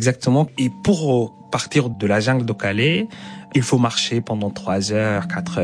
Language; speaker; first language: French; non-native, fluent; Arabic